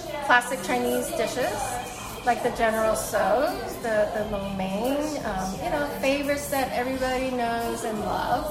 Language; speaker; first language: English; early bilingual, other home language; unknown